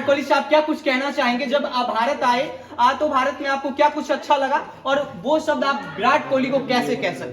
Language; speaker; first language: Hindi; native; Hindi